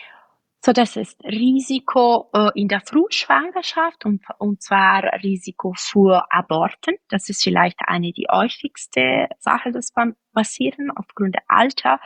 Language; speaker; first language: German; non-native, fluent; Italian